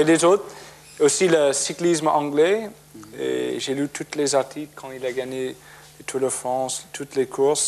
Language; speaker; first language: French; non-native, fluent; English